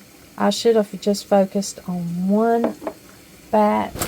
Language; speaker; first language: English; native; English